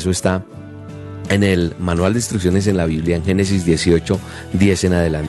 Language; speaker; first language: Spanish; native; Spanish